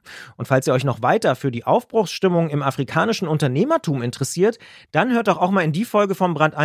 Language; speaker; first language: German; native; German